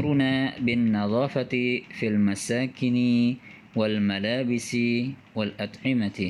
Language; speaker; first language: Arabic; non-native, fluent; Indonesian